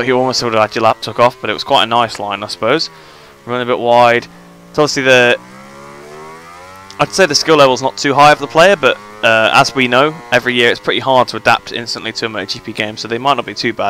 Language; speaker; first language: English; native; English